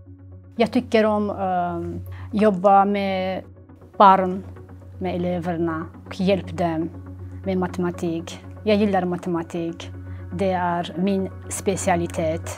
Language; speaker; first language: Swedish; non-native, learner; Ukrainian